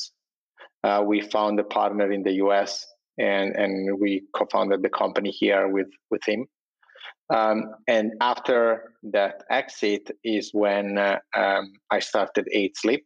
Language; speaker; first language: English; non-native, fluent; Italian